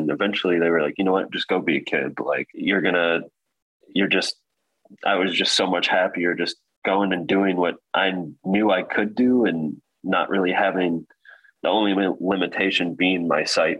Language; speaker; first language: English; native; English